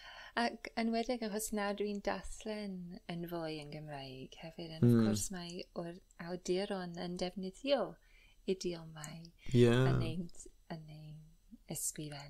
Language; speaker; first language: Welsh; non-native, learner; English